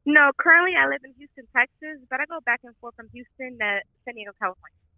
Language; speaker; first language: English; native; English